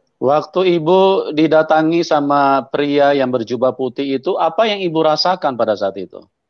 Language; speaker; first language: Indonesian; native; Indonesian